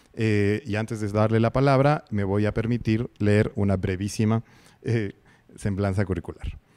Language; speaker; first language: Spanish; native; Spanish